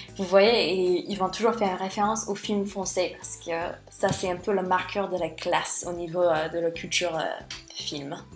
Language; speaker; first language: French; non-native, fluent; English